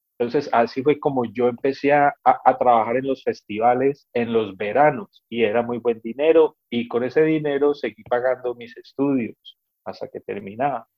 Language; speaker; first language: Spanish; native; Spanish